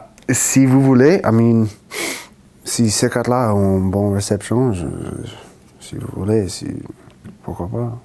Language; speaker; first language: French; non-native, fluent; English